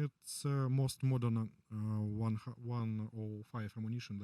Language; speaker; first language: English; non-native, learner; Russian